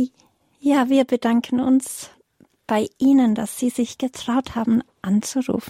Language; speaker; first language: German; native; German